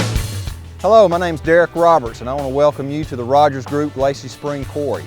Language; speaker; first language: English; native; English